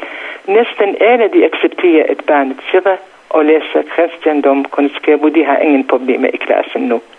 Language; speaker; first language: Danish; non-native, learner; Central Kurdish